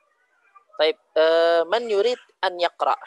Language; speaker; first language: Arabic; non-native, fluent; Indonesian